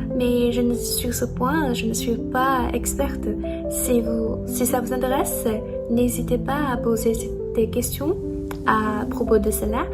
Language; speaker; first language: French; non-native, learner; Chinese